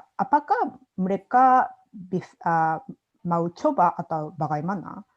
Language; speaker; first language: Indonesian; non-native, fluent; Japanese